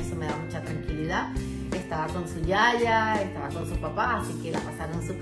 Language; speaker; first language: Spanish; native; Spanish